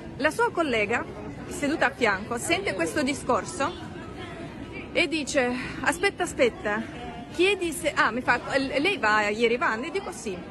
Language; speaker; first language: Italian; non-native, fluent; Russian